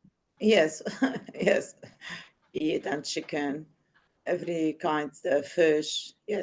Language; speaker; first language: English; non-native, learner; Arabic